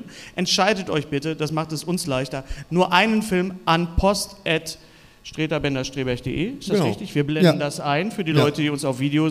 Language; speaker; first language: German; native; German